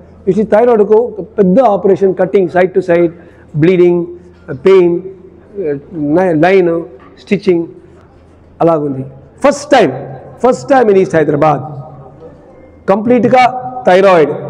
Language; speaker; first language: Telugu; non-native, learner; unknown